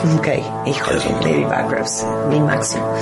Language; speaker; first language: Spanish; native; Spanish